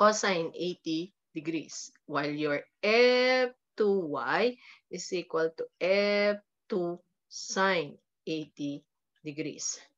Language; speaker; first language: English; non-native, local second language; Filipino